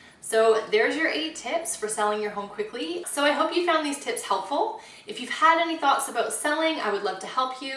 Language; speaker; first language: English; native; English